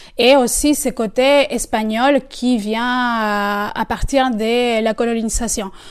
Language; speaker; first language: French; non-native, fluent; Spanish